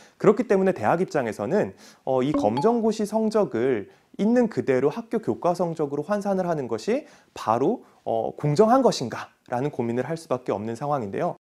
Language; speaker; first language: Korean; native; Korean